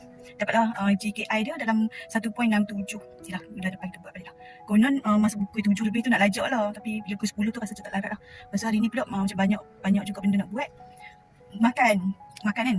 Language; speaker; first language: Malay; native; Malay